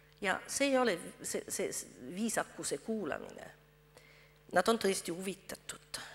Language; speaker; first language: Estonian; non-native, fluent; French